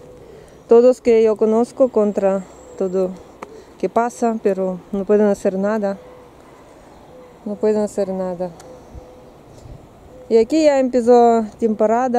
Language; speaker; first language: Spanish; non-native, learner; Russian